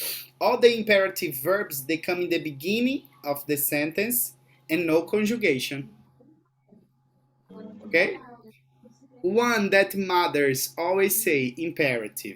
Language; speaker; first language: English; non-native, fluent; Portuguese